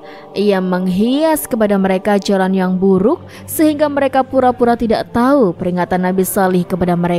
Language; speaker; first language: Indonesian; native; Indonesian